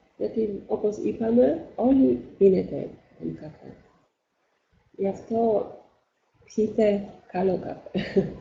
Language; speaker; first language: Greek; non-native, fluent; Polish